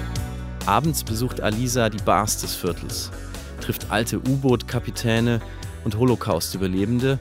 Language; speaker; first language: German; native; German